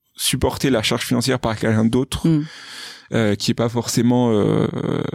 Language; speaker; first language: French; native; French